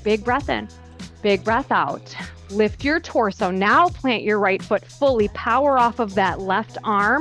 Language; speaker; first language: English; native; English